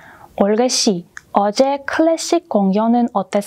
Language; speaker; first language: Korean; non-native, fluent; Russian